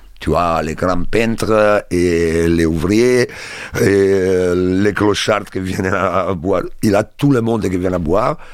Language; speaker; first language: French; non-native, learner; Italian